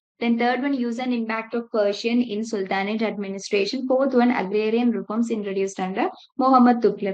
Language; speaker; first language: English; non-native, local second language; Malayalam